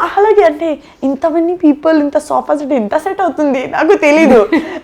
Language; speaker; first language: Telugu; non-native, learner; Gujarati